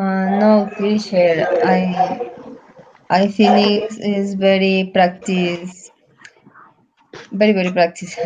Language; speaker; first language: English; non-native, learner; Spanish